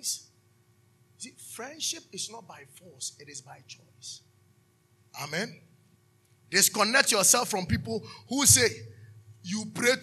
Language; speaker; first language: English; non-native, local second language; Akan